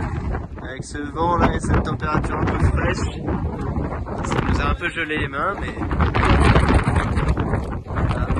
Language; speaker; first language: French; native; French